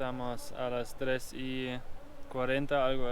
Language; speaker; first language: Spanish; non-native, learner; German